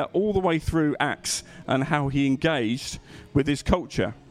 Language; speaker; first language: English; native; English